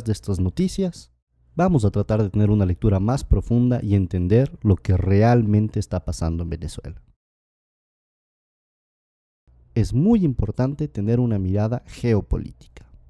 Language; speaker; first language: Spanish; native; Spanish